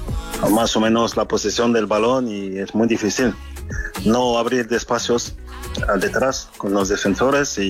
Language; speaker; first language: Spanish; non-native, fluent; French